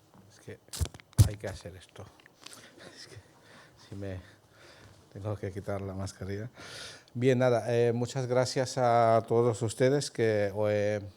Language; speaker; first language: Spanish; non-native, fluent; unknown